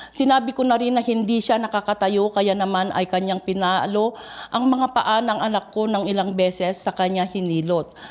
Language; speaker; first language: Filipino; non-native, local second language; Iloko